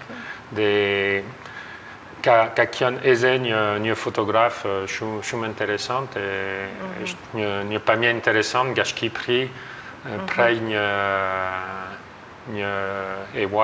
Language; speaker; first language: Albanian; non-native, learner; French